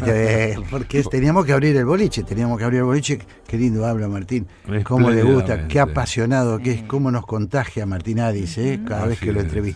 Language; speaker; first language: Spanish; native; Spanish